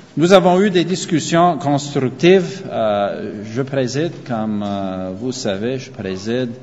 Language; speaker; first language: French; non-native, fluent; English